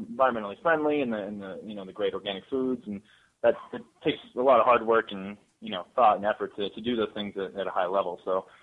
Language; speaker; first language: English; native; English